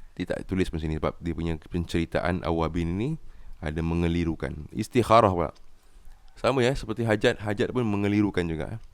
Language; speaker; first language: Malay; native; Malay